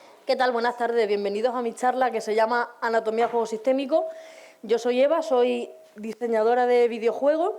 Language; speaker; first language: Spanish; native; Spanish